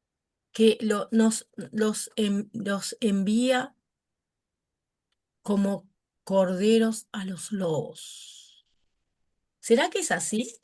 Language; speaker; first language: Spanish; native; Spanish